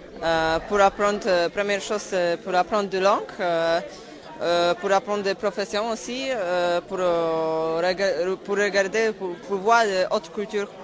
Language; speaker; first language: French; non-native, learner; Hungarian